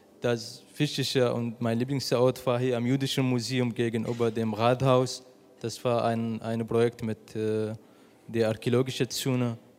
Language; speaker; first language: German; non-native, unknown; Arabic